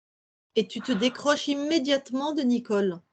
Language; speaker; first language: French; native; French